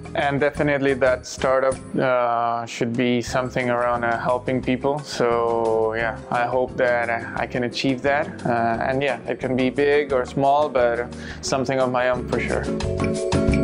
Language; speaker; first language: English; non-native, fluent; Spanish